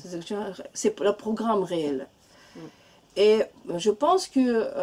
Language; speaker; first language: French; non-native, learner; Russian